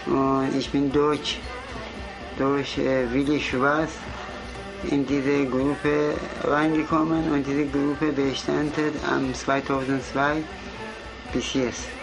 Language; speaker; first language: German; non-native, fluent; Kurdish